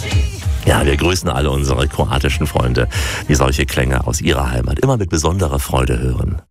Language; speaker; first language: German; native; German